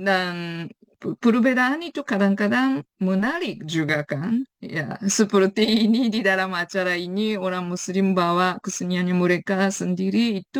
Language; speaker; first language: Indonesian; non-native, fluent; Japanese